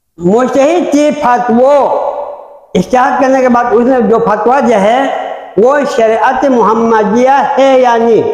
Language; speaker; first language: Urdu; non-native, local second language; Balti